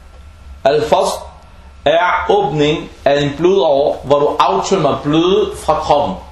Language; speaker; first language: Danish; early bilingual, other home language; Arabic